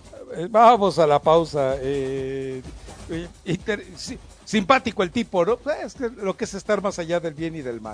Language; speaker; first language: Spanish; native; Spanish